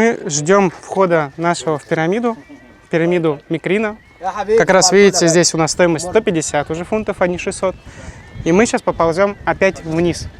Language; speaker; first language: Russian; native; Russian